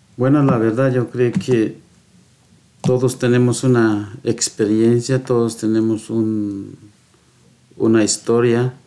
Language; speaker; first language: Spanish; native; Spanish